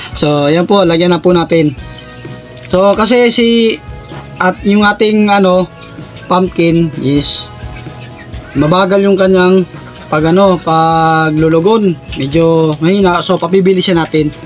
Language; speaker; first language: Filipino; native; Filipino